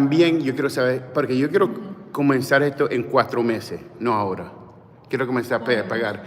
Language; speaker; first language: Spanish; early bilingual, heritage; English